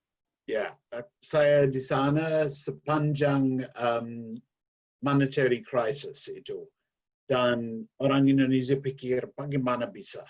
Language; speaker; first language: Indonesian; non-native, learner; English